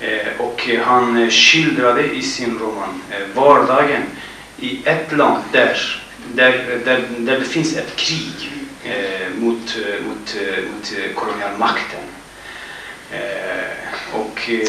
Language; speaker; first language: Swedish; non-native, fluent; Kurdish